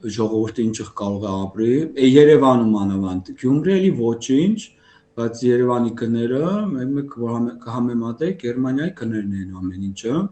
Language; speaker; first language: Armenian; early bilingual, heritage; Armenian